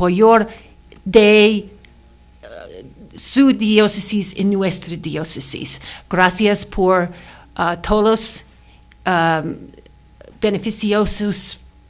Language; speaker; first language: Spanish; non-native, learner; English